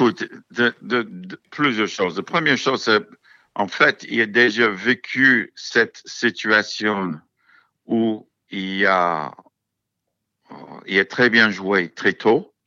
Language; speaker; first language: French; non-native, fluent; English